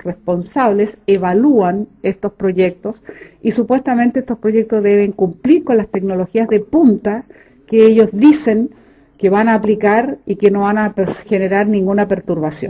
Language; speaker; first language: Spanish; native; Spanish